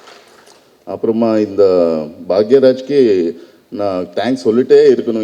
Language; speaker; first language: Tamil; non-native, learner; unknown